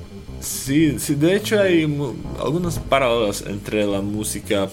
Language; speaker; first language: Spanish; non-native, fluent; Slovak